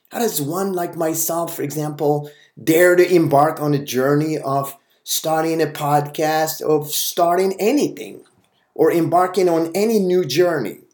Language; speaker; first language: English; non-native, fluent; Arabic